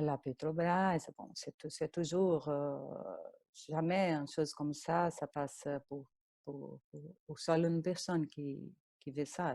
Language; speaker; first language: French; non-native, fluent; Portuguese